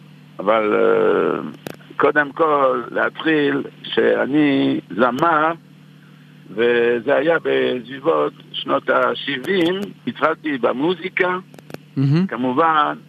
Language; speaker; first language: Hebrew; non-native, fluent; French